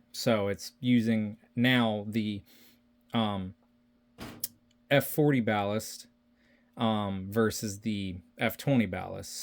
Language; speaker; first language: English; native; English